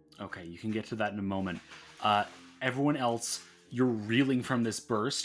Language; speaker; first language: English; native; English